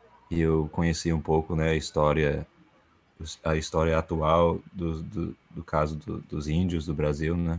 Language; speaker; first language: Portuguese; non-native, fluent; English